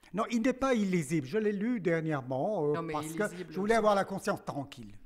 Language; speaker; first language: French; non-native, local second language; Armenian